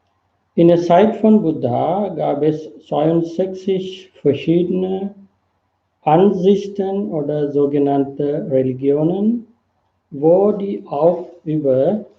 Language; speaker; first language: German; non-native, fluent; Sinhala